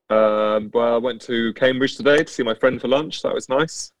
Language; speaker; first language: English; native; English